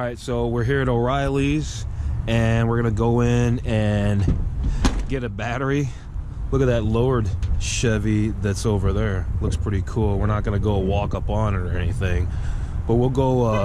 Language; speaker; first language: English; native; English